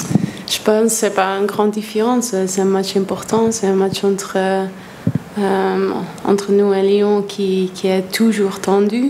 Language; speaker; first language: French; non-native, fluent; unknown